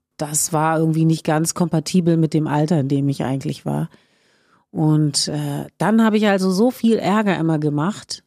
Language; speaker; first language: German; native; German